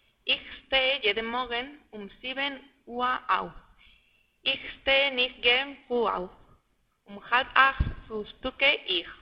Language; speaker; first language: German; non-native, learner; Spanish